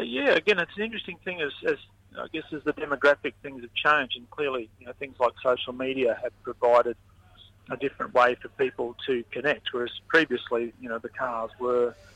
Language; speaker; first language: English; native; English